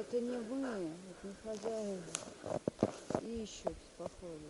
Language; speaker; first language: Russian; native; Russian